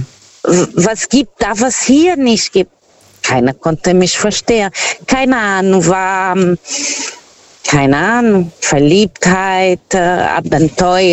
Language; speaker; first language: German; non-native, fluent; Portuguese